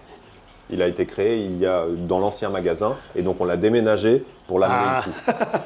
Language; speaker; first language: French; native; French